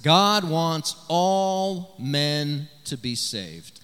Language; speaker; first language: English; native; English